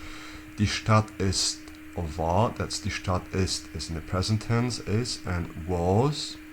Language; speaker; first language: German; non-native, fluent; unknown